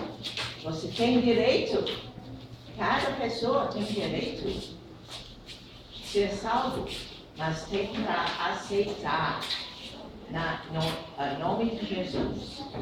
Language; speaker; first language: Portuguese; non-native, fluent; English